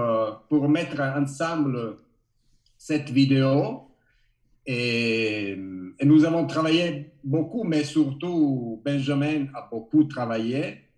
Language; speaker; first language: French; non-native, learner; Italian